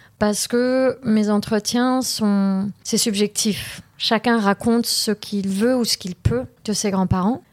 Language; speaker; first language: French; early bilingual, heritage; French